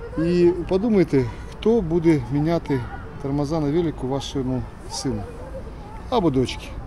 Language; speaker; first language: Ukrainian; non-native, local second language; Russian